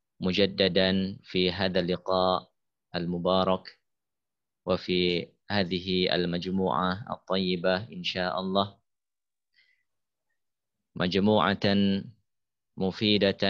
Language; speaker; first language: Arabic; non-native, fluent; Indonesian